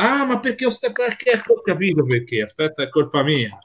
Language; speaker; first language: Italian; native; Italian